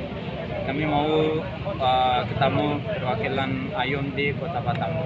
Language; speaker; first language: Indonesian; non-native, learner; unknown